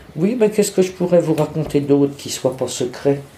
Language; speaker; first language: French; native; French